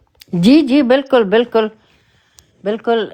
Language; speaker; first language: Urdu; non-native, fluent; Persian